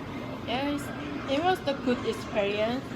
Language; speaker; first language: English; non-native, learner; Korean